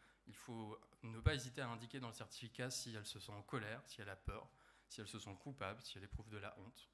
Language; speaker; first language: French; native; French